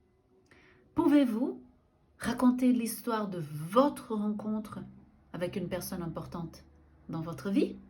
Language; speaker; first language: French; non-native, fluent; Portuguese